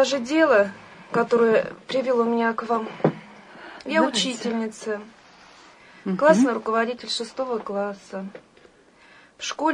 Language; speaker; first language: Russian; native; Russian